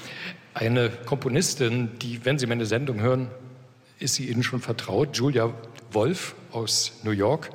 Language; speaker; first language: German; native; German